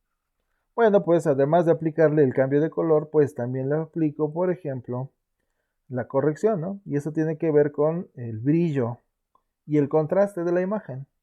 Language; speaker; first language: Spanish; native; Spanish